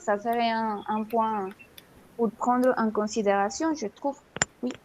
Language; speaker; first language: French; non-native, fluent; Spanish